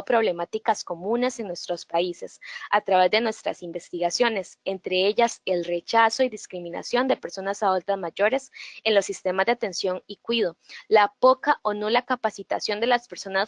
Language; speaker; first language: Spanish; native; Spanish